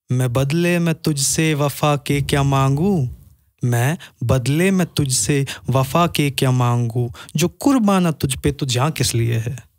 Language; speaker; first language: Hindi; non-native, local second language; Kashmiri